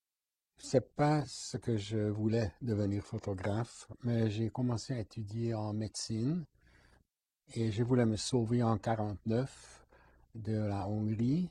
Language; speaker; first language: French; non-native, fluent; Hungarian